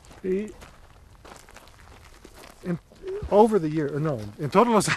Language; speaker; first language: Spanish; non-native, learner; English